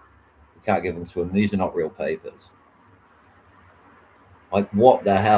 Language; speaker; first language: English; native; English